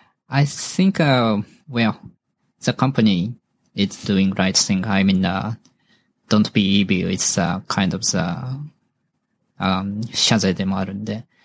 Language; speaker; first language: English; non-native, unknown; Japanese